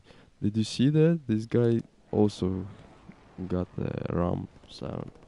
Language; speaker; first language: English; non-native, learner; Ukrainian